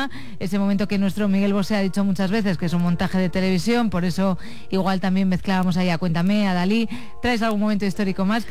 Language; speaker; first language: Spanish; native; Spanish